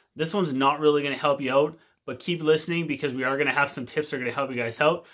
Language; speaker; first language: English; native; English